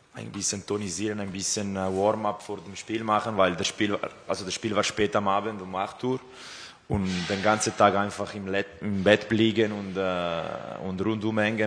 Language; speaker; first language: German; non-native, fluent; Italian